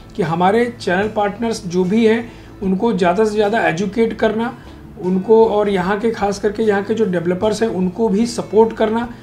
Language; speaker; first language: Hindi; native; Hindi